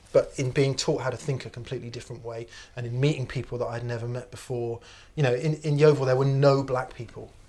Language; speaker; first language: English; native; English